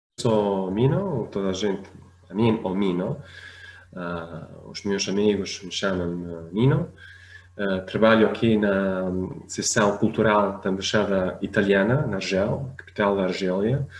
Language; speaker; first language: Portuguese; non-native, fluent; Arabic